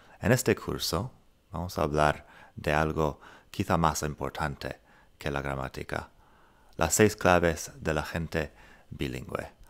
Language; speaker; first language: Spanish; non-native, fluent; English